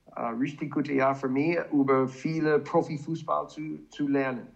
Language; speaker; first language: German; non-native, learner; English